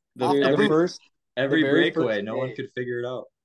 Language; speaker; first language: English; native; English